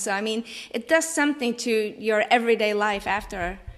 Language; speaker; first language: English; non-native, fluent; Norwegian